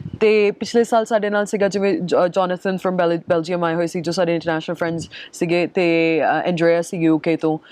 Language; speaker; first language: Punjabi; early bilingual, heritage; Punjabi